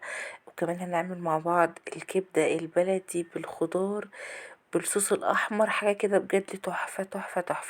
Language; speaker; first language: Arabic; native; Arabic